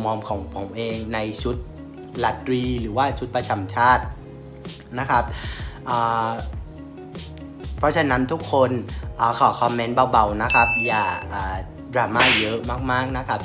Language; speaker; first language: Thai; non-native, fluent; Vietnamese